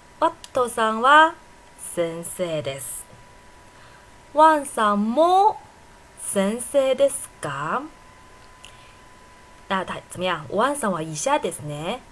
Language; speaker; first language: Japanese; non-native, fluent; Chinese